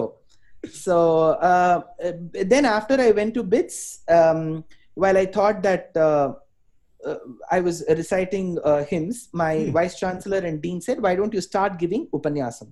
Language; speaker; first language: English; non-native, local second language; Tamil